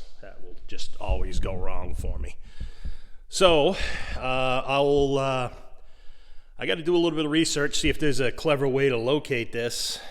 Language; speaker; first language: English; native; English